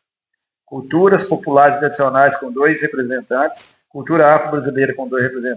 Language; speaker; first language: Portuguese; native; Portuguese